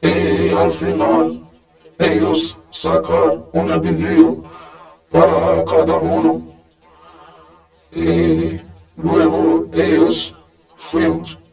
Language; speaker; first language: Spanish; non-native, learner; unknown